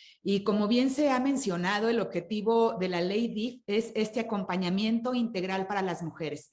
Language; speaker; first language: Spanish; native; Spanish